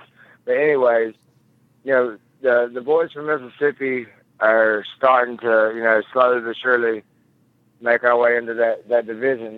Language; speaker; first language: English; native; English